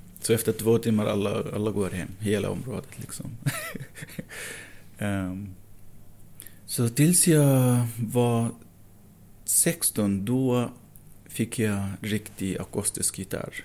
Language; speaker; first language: Swedish; non-native, fluent; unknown